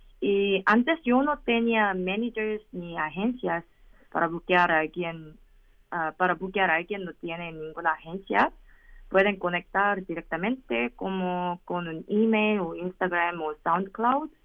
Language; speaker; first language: Spanish; non-native, learner; Korean